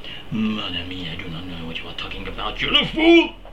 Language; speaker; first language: English; native; English